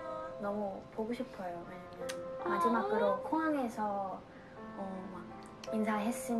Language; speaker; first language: Korean; non-native, learner; Thai